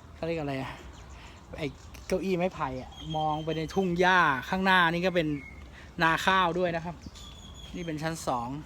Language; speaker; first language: Thai; native; Thai